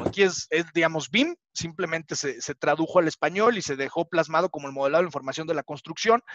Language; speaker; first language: Spanish; native; Spanish